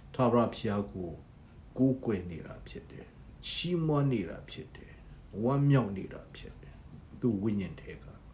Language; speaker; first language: Burmese; non-native, local second language; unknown